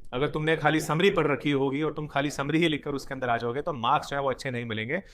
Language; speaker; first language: Hindi; native; Hindi